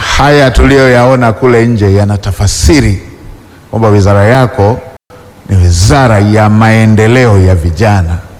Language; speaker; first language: Swahili; non-native, local second language; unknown